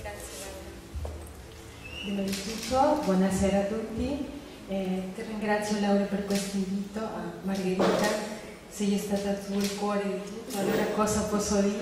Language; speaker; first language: Italian; non-native, fluent; Spanish